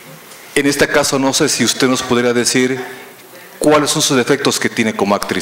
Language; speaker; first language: Spanish; native; Spanish